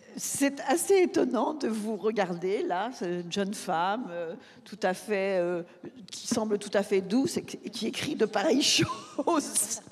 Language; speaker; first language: French; native; French